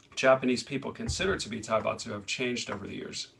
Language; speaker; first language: English; native; English